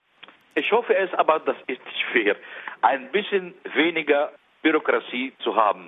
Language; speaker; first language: German; non-native, learner; Arabic